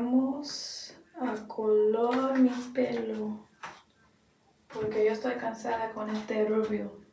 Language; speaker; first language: Spanish; non-native, learner; English